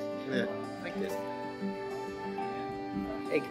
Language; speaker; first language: Swedish; native; Swedish